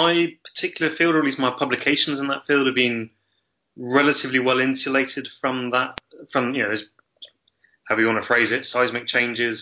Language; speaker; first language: English; native; English